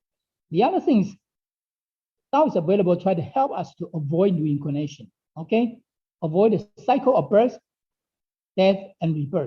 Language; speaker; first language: English; non-native, fluent; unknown